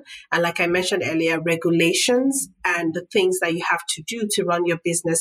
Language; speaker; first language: English; non-native, local second language; Yoruba